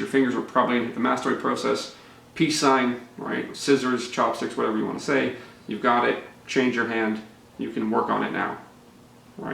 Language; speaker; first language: English; native; English